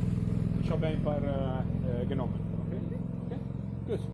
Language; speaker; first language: German; non-native, learner; Italian